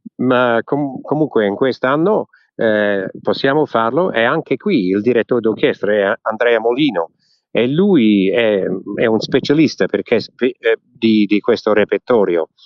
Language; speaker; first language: Italian; early bilingual, heritage; English